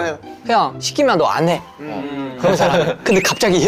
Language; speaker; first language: Korean; non-native, learner; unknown